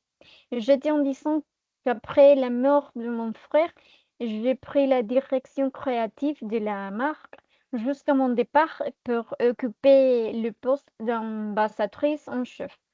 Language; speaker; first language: French; non-native, fluent; Spanish